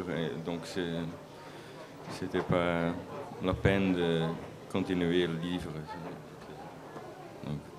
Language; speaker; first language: French; non-native, local second language; Dutch